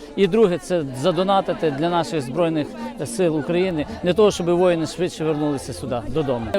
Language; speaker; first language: Ukrainian; native; Ukrainian